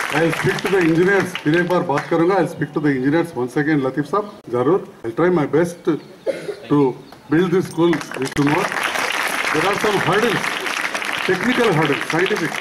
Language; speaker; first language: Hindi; non-native, local second language; Telugu